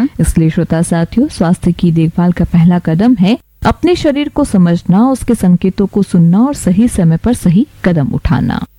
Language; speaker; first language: Hindi; native; Hindi